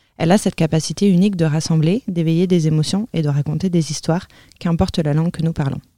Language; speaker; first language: French; native; French